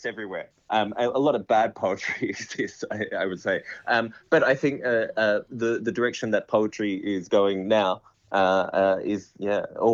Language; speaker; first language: English; native; English